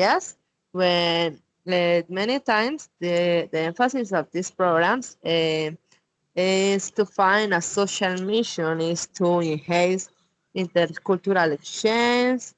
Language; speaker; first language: English; non-native, learner; Spanish